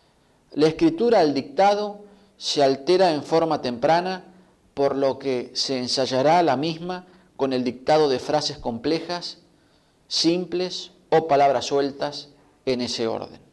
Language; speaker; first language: Spanish; native; Spanish